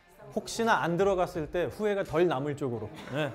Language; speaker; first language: Korean; native; Korean